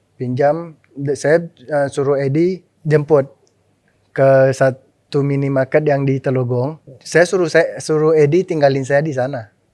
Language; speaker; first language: Indonesian; non-native, local second language; Min Nan Chinese